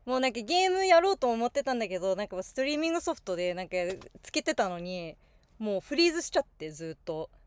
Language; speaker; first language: Japanese; non-native, fluent; English